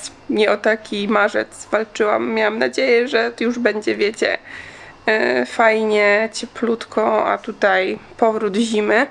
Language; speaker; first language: Polish; native; Polish